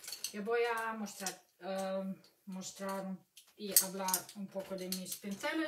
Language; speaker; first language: Spanish; non-native, fluent; Russian